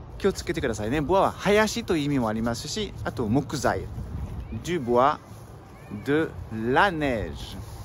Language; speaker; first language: Japanese; non-native, fluent; French